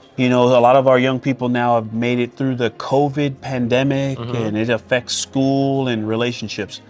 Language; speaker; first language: English; native; English